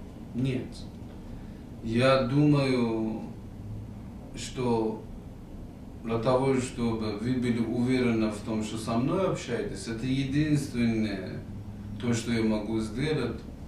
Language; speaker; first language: Russian; non-native, fluent; Persian